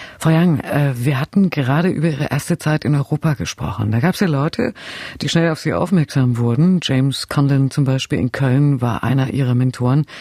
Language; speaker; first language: German; native; German